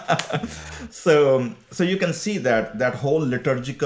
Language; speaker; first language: English; non-native, local second language; Punjabi